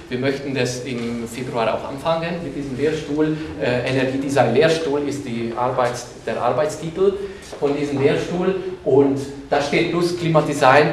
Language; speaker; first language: German; non-native, fluent; Hungarian